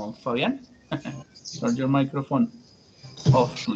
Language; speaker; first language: English; non-native, learner; Spanish